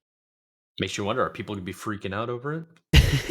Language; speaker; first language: English; native; English